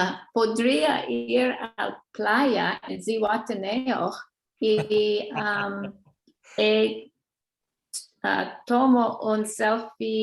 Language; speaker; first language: Spanish; non-native, learner; English